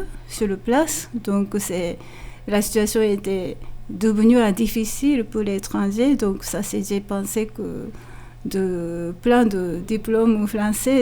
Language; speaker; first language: French; non-native, fluent; Japanese